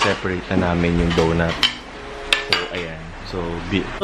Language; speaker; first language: Filipino; native; Filipino